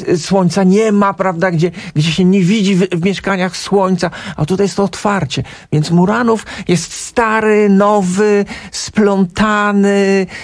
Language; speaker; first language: Polish; native; Polish